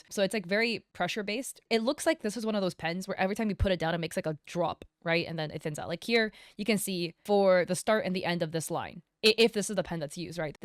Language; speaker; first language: English; native; English